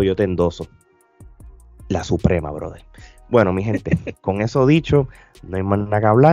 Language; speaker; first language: Spanish; native; Spanish